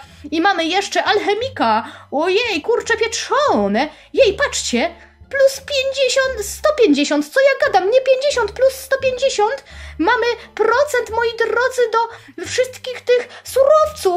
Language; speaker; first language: Polish; native; Polish